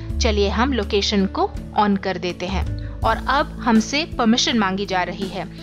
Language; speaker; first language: Hindi; native; Hindi